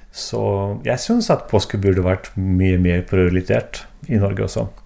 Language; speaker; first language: Norwegian; non-native, fluent; Russian